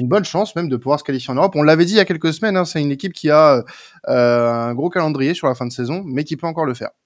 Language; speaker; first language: French; native; French